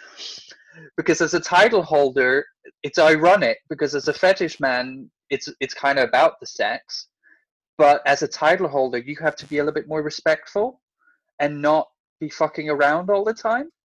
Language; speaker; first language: English; non-native, fluent; Danish